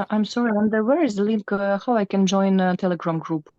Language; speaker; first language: English; non-native, learner; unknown